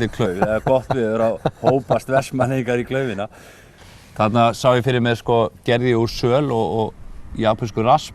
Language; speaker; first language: Icelandic; native; Icelandic